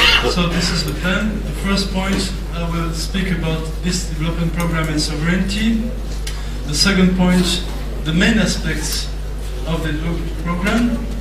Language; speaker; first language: English; non-native, fluent; French